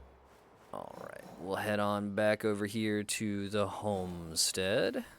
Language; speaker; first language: English; native; English